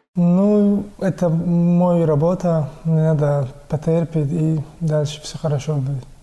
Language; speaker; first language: Russian; non-native, local second language; Tajik